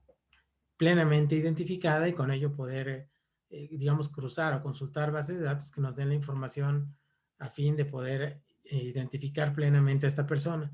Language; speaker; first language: Spanish; native; Spanish